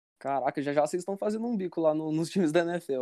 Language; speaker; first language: Portuguese; native; Portuguese